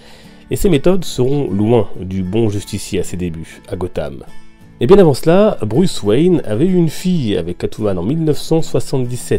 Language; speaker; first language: French; native; French